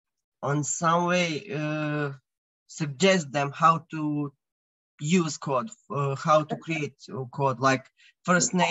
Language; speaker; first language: English; non-native, fluent; Croatian